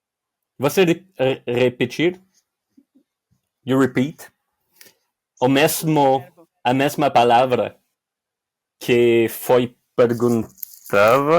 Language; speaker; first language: Portuguese; non-native, learner; French